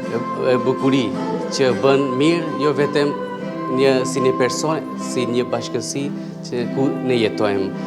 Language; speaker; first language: Albanian; non-native, fluent; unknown